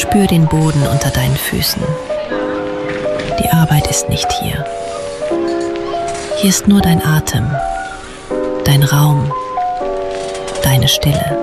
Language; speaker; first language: German; native; German